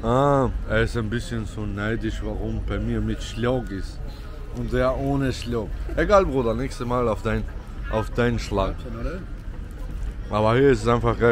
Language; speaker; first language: German; early bilingual, other home language; Albanian